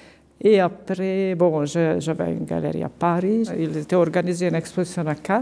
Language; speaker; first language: French; non-native, fluent; Hungarian